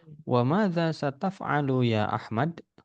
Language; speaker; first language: Arabic; non-native, fluent; Indonesian